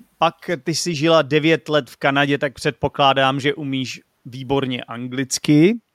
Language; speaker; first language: Czech; native; Czech